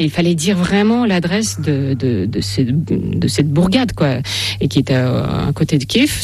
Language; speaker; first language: French; non-native, fluent; Russian